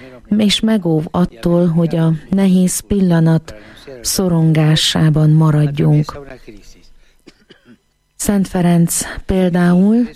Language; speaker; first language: Hungarian; native; Hungarian